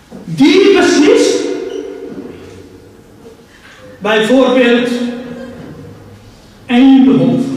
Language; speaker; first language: Dutch; non-native, fluent; Urdu